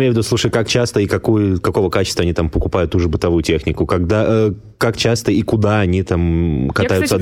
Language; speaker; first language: Russian; native; Russian